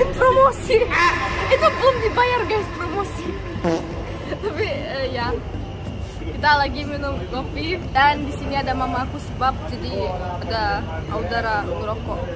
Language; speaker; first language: Indonesian; early bilingual, other home language; Russian